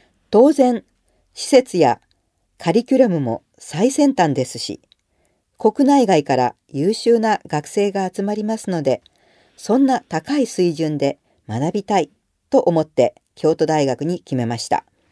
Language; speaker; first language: Japanese; non-native, fluent; Hungarian